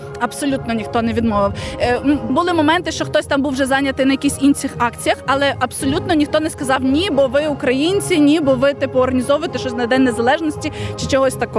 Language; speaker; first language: Ukrainian; native; Ukrainian